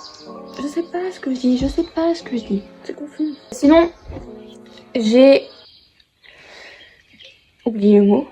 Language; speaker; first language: French; native; French